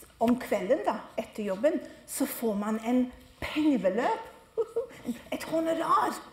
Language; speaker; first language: Norwegian; non-native, fluent; English